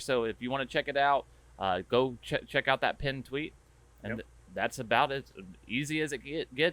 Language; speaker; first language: English; native; English